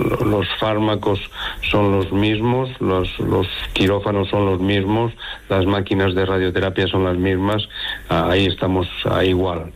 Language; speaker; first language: Spanish; native; Spanish